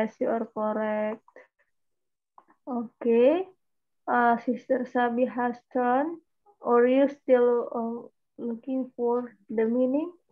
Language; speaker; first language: English; non-native, fluent; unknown